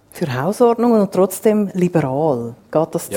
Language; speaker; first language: German; native; German